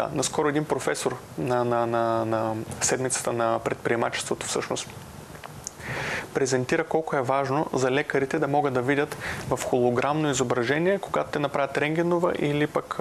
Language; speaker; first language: Bulgarian; native; Bulgarian